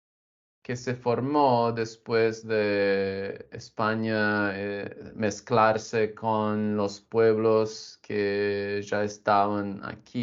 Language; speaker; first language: Spanish; non-native, learner; English